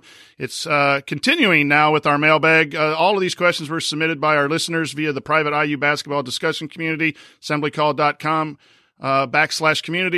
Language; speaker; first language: English; native; English